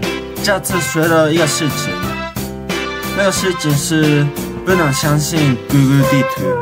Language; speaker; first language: Chinese; non-native, learner; Japanese